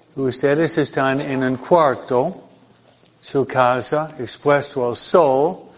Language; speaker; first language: Spanish; non-native, fluent; English